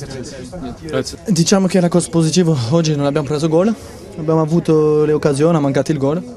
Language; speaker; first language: Italian; non-native, fluent; French